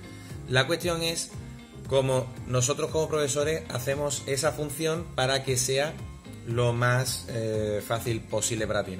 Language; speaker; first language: Spanish; native; Spanish